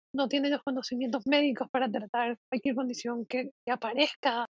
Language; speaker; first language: Spanish; native; Spanish